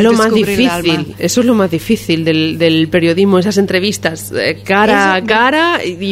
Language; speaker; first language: Spanish; native; Spanish